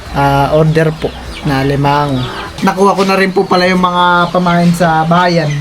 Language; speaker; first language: Filipino; native; Filipino